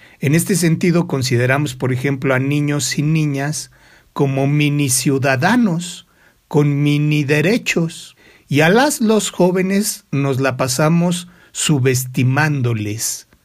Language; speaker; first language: Spanish; native; Spanish